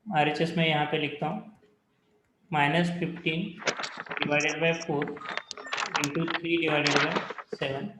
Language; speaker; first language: Hindi; non-native, local second language; Marathi